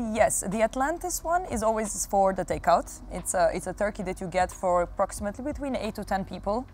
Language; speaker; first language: English; non-native, fluent; Serbian